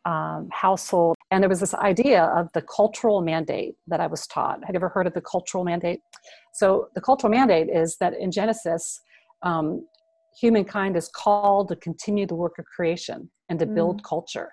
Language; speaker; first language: English; native; English